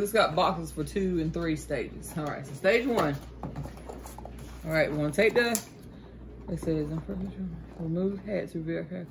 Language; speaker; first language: English; native; English